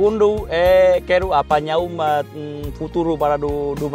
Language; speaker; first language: Portuguese; non-native, learner; Vietnamese